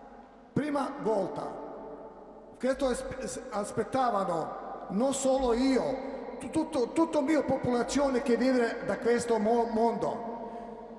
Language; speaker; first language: Italian; non-native, learner; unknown